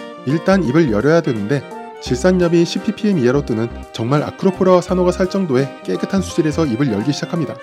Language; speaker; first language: Korean; native; Korean